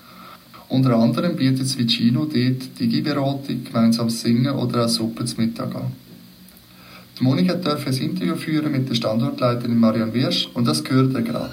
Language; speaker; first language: German; native; German